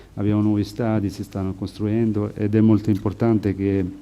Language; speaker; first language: Italian; non-native, fluent; Albanian